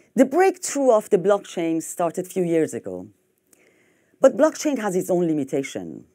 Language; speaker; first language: English; non-native, fluent; French